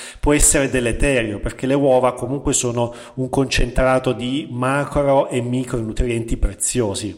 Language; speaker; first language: Italian; native; Italian